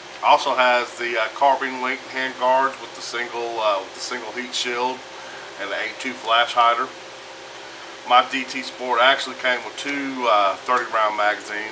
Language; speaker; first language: English; native; English